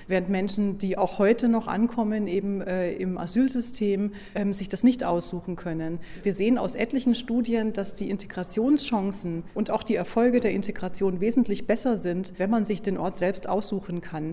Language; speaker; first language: German; native; German